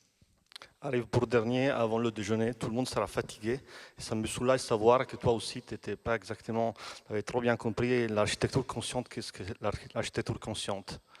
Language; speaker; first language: French; non-native, fluent; Italian